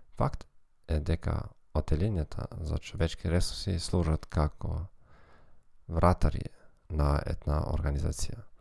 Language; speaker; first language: Macedonian; non-native, fluent; German